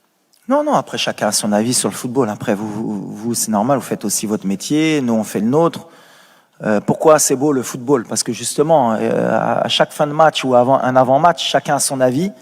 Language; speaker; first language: French; native; French